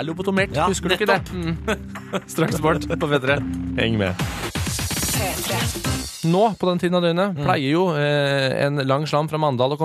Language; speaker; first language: Norwegian; native; Norwegian